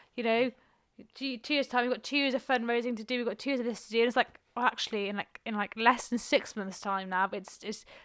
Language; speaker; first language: English; non-native, local second language; Welsh